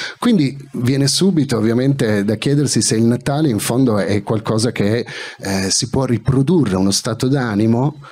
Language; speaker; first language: Italian; native; Italian